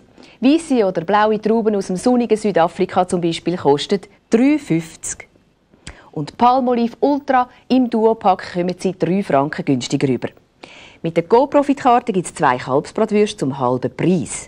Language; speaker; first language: German; native; German